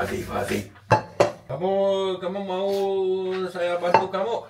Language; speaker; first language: Indonesian; non-native, learner; French